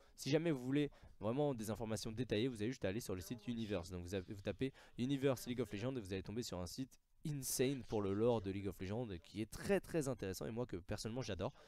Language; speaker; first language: French; native; French